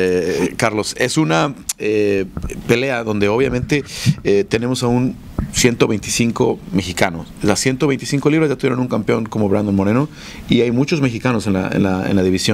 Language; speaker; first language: Spanish; native; Spanish